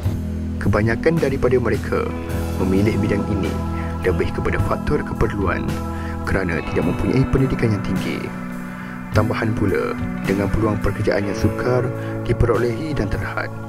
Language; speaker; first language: Malay; native; Malay